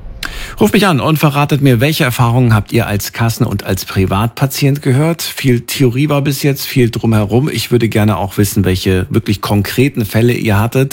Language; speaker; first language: German; native; German